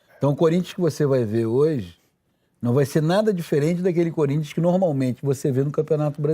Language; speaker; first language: Portuguese; native; Portuguese